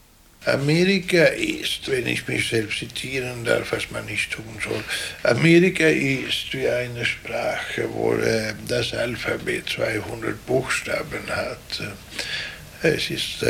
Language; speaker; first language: German; non-native, fluent; Swedish